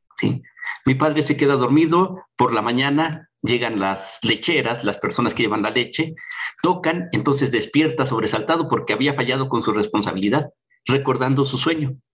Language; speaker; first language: Spanish; native; Spanish